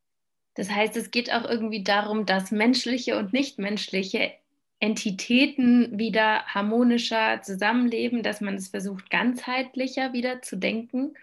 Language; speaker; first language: German; native; German